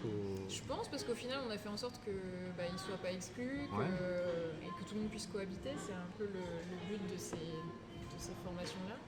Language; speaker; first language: French; native; French